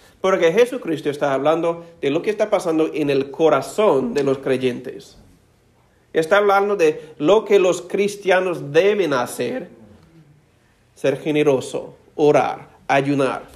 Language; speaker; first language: Spanish; non-native, fluent; English